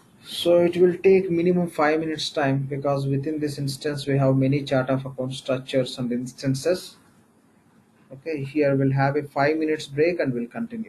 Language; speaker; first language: English; non-native, local second language; Telugu